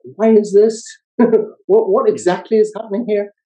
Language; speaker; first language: English; native; English